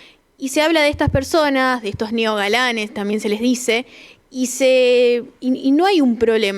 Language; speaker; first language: Spanish; native; Spanish